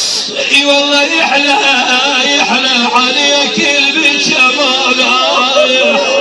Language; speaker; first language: Arabic; native; Arabic